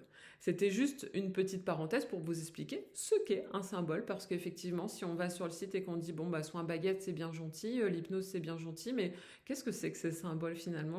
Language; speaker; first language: French; native; French